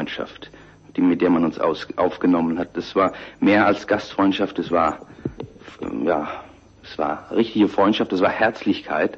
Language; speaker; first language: German; native; German